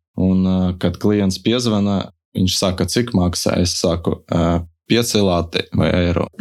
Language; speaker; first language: Latvian; non-native, local second language; Russian